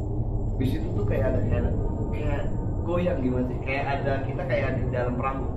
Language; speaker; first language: Indonesian; native; Indonesian